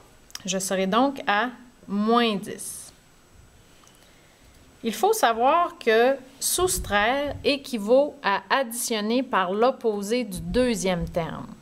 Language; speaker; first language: French; native; French